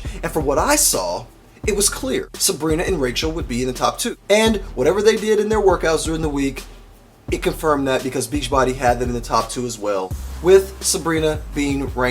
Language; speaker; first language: English; native; English